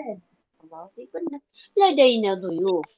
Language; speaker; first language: Arabic; non-native, fluent; Indonesian